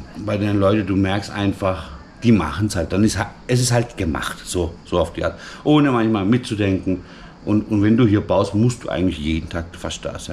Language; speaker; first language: German; native; German